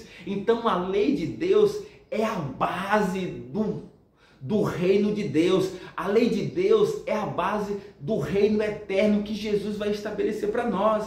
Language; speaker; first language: Portuguese; native; Portuguese